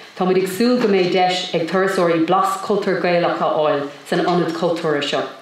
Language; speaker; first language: Irish; non-native, local second language; English